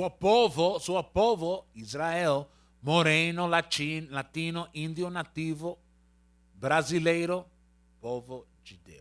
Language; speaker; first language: Portuguese; non-native, learner; Spanish